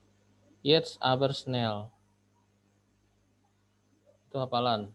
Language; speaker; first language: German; non-native, fluent; Indonesian